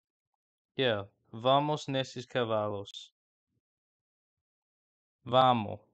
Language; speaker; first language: Portuguese; non-native, learner; English